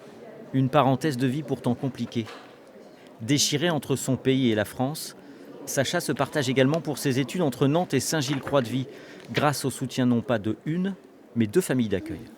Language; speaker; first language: French; native; French